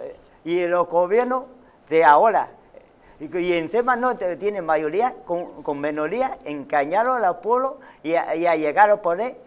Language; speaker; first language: Spanish; non-native, learner; Chinese